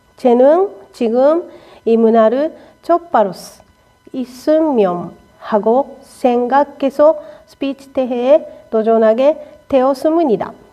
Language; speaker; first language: Korean; non-native, learner; Japanese